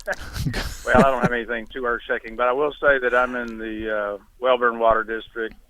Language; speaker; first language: English; native; English